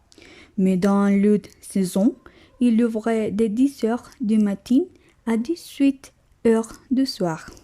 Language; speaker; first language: French; non-native, learner; Spanish